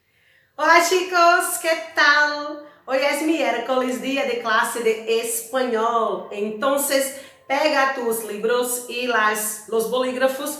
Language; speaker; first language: Spanish; non-native, learner; Portuguese